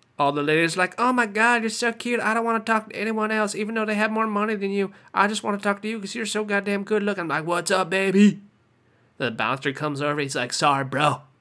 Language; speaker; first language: English; native; English